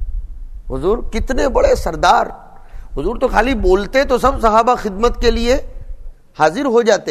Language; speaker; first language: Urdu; non-native, local second language; Gujarati